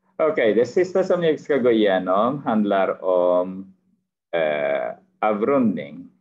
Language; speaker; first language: Swedish; non-native, fluent; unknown